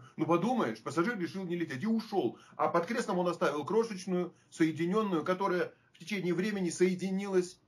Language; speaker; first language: Russian; native; Russian